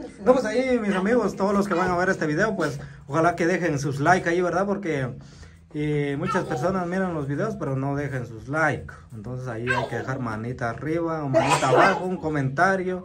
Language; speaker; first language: Spanish; native; Spanish